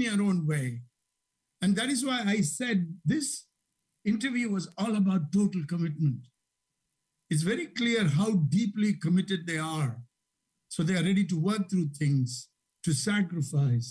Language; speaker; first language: English; non-native, local second language; Tamil